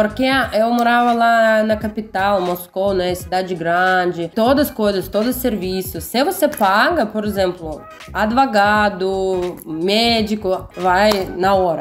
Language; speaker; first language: Portuguese; non-native, learner; Russian